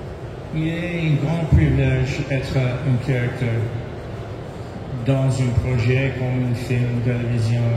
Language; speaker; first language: French; non-native, learner; English